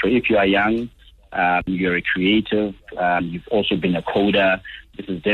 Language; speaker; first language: English; non-native, local second language; Tswana